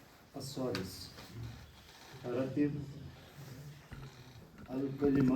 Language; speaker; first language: Arabic; non-native, learner; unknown